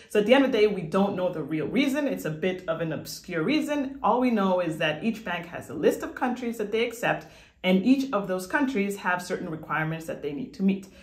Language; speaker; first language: English; non-native, fluent; Spanish